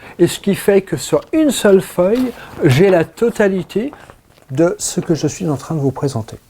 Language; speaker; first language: French; early bilingual, other home language; English